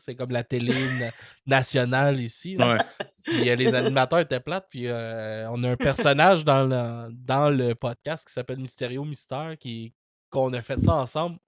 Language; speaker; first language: French; native; French